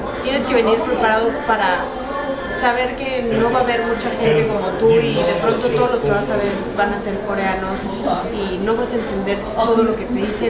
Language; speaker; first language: Spanish; native; Spanish